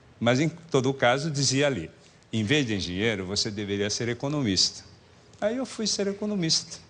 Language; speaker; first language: Portuguese; early bilingual, other home language; Japanese